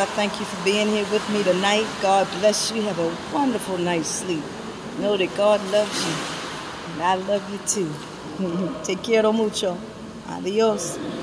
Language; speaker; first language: English; native; English